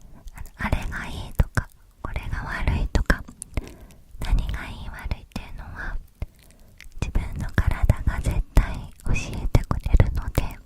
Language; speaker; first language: Japanese; native; Japanese